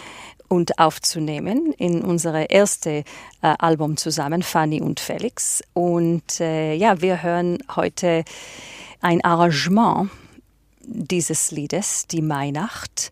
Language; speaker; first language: German; non-native, fluent; Hebrew